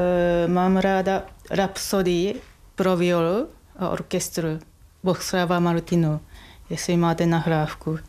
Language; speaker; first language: Czech; non-native, fluent; Japanese